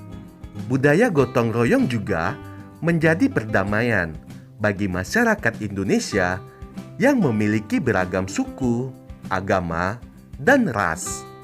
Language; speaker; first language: Indonesian; native; Indonesian